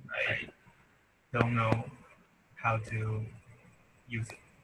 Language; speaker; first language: English; non-native, learner; Chinese